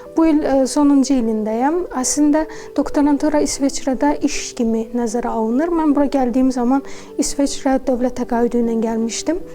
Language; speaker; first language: Azerbaijani; native; Azerbaijani